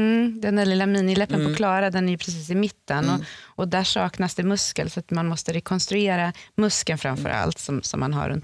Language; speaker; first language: Swedish; native; Swedish